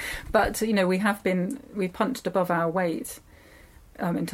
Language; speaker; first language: English; native; English